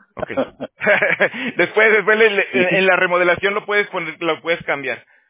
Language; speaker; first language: Spanish; native; Spanish